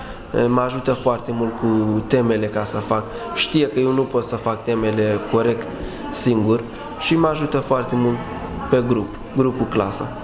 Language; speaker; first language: Romanian; non-native, learner; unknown